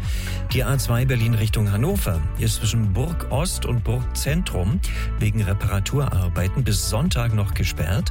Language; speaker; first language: German; native; German